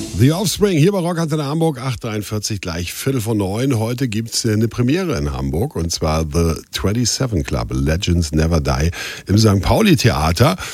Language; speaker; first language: German; native; German